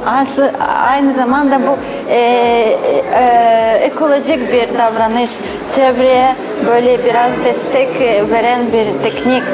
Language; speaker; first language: Turkish; non-native, fluent; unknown